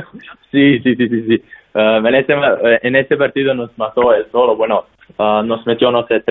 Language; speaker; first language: Spanish; non-native, fluent; Slovenian